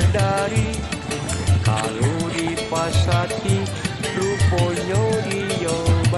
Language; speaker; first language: Malay; native; Malay